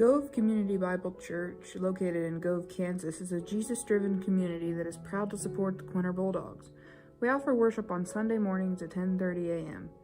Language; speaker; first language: English; native; English